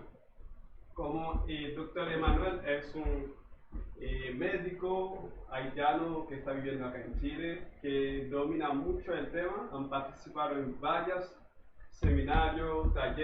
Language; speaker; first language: Spanish; non-native, fluent; Haitian Creole